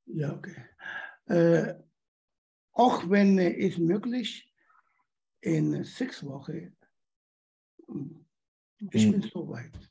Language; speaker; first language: German; non-native, learner; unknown